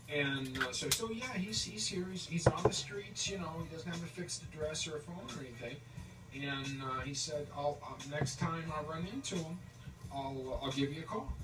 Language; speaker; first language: English; native; English